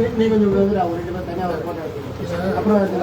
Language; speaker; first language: Tamil; native; Tamil